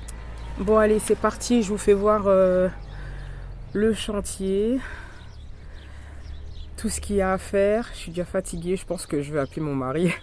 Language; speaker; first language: French; native; French